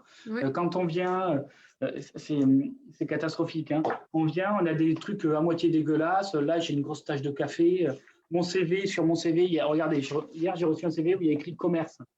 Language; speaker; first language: French; native; French